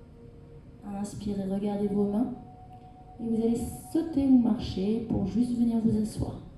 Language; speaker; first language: French; native; French